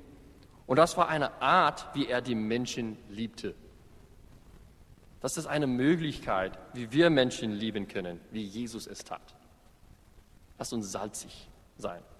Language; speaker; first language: German; non-native, fluent; English